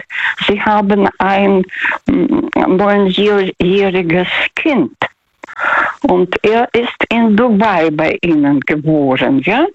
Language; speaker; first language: German; non-native, fluent; Russian